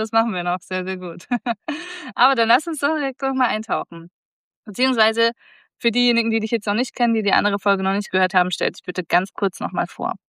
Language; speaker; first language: German; native; German